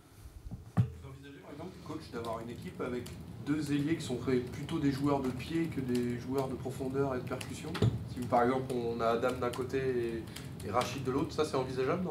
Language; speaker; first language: French; native; French